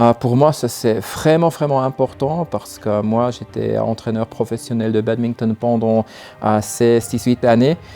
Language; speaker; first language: French; non-native, learner; German